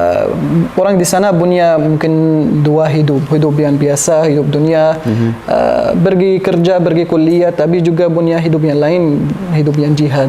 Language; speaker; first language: Indonesian; non-native, learner; Arabic